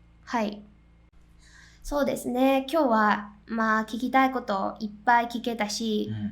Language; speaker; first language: Japanese; non-native, fluent; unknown